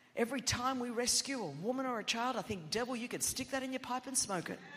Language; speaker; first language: English; non-native, local second language; Greek